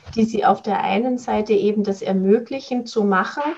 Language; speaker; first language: German; native; German